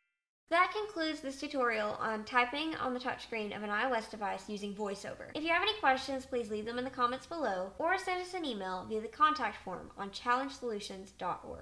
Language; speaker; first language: English; native; English